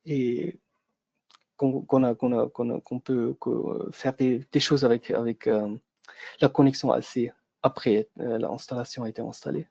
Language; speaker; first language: French; non-native, local second language; German